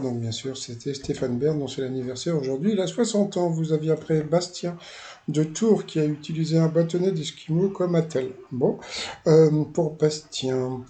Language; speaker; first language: French; native; French